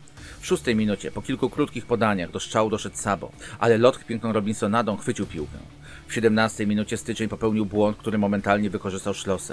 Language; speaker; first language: Polish; native; Polish